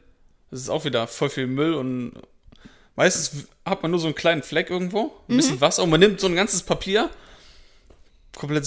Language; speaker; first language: German; native; German